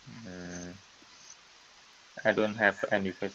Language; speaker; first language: English; non-native, learner; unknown